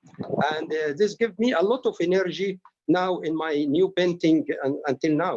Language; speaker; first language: English; non-native, learner; Arabic